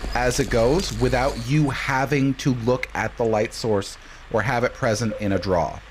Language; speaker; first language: English; native; English